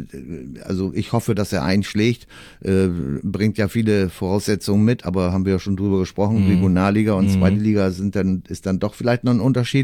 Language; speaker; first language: German; native; German